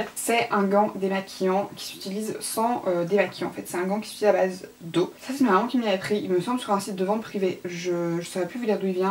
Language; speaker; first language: French; native; French